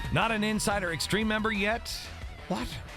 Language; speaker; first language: English; native; English